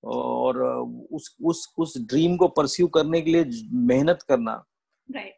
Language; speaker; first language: Hindi; non-native, local second language; Marathi